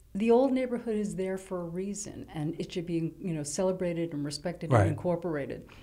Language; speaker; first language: English; native; English